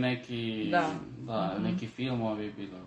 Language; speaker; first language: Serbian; early bilingual, heritage; Spanish